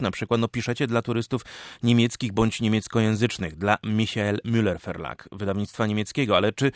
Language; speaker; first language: Polish; native; Polish